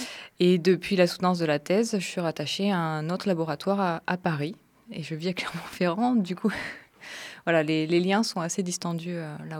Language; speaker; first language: French; native; French